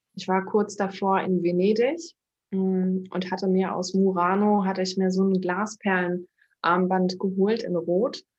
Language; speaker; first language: German; early bilingual, other home language; Turkish